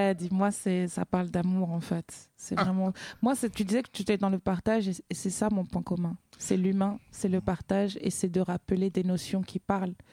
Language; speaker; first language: French; native; French